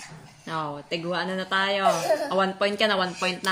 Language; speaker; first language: Filipino; native; Filipino